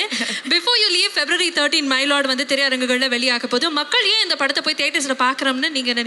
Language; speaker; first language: Tamil; native; Tamil